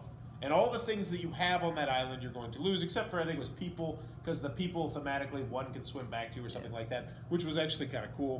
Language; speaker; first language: English; native; English